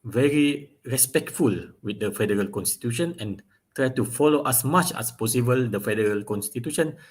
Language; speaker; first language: English; non-native, local second language; Malay